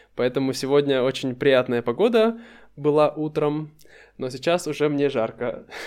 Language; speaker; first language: Russian; native; Russian